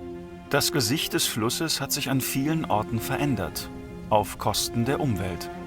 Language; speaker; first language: German; native; German